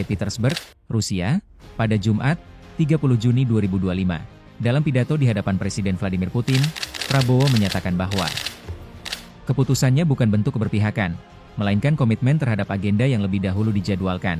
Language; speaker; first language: Indonesian; native; Indonesian